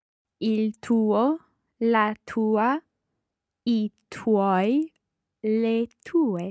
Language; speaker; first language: Italian; non-native, learner; English